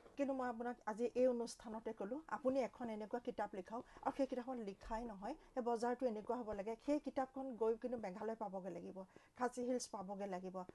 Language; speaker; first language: Assamese; native; Assamese